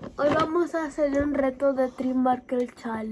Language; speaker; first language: Spanish; early bilingual, other home language; Filipino